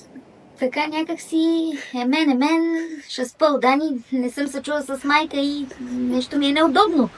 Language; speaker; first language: Bulgarian; native; Bulgarian